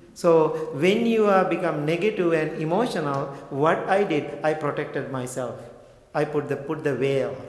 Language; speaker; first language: English; non-native, local second language; Sinhala